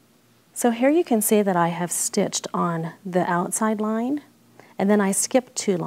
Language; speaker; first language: English; native; English